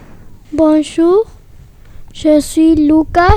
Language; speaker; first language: French; non-native, learner; Spanish